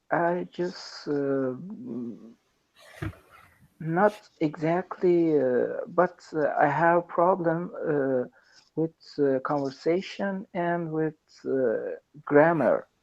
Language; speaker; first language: English; non-native, learner; Persian